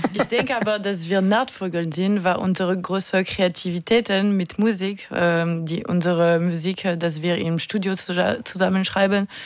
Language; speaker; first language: German; non-native, learner; French